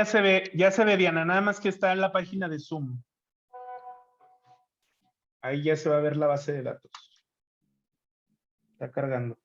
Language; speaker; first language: Spanish; native; Spanish